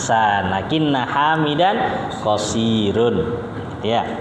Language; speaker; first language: Arabic; non-native, fluent; Indonesian